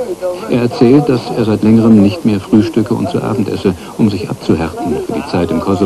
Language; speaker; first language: German; native; German